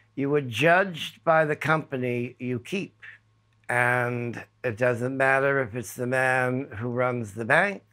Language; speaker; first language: English; native; English